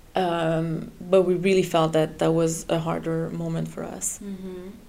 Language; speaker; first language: English; non-native, fluent; French